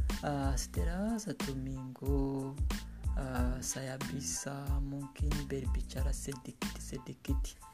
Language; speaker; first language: Indonesian; non-native, learner; Kinyarwanda